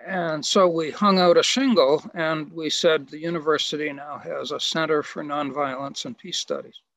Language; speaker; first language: English; native; English